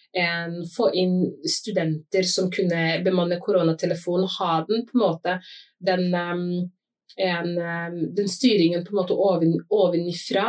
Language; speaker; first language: Norwegian; early bilingual, other home language; Somali